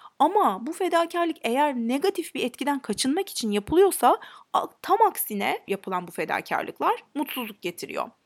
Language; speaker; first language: Turkish; native; Turkish